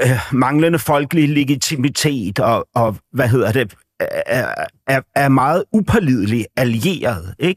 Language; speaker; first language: Danish; native; Danish